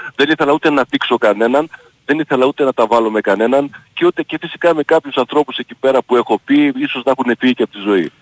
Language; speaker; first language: Greek; native; Greek